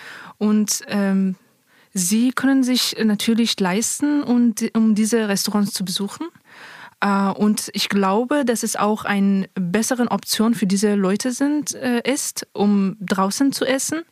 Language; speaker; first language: German; non-native, fluent; Persian